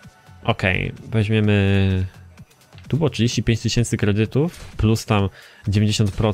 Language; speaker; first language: Polish; native; Polish